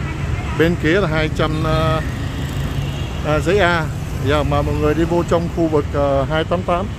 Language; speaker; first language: Vietnamese; native; Vietnamese